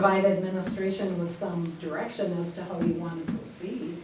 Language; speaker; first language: English; native; English